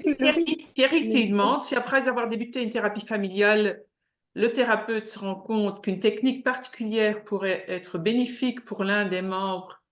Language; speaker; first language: French; native; French